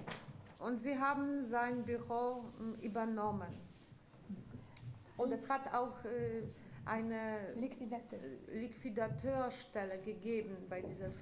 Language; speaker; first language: German; non-native, fluent; Polish